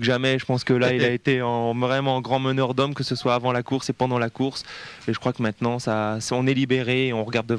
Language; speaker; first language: French; native; French